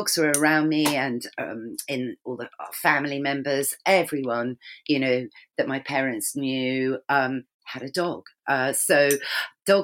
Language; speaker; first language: English; native; English